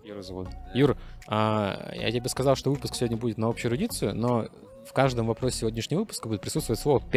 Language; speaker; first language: Russian; native; Russian